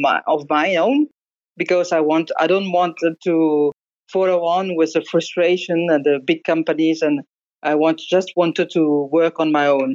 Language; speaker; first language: English; non-native, fluent; French